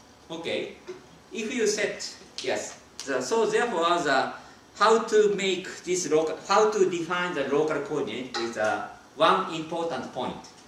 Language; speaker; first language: English; non-native, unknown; Japanese